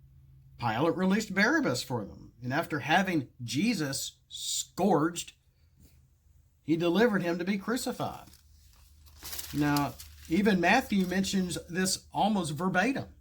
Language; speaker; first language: English; native; English